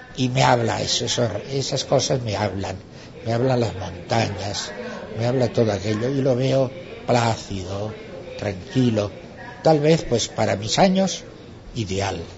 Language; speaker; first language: Spanish; non-native, local second language; Basque